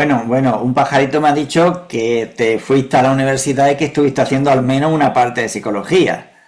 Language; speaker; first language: Spanish; native; Spanish